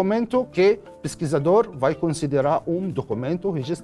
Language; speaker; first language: Portuguese; non-native, learner; Arabic